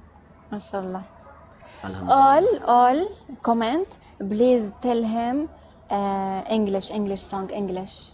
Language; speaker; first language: English; non-native, learner; Arabic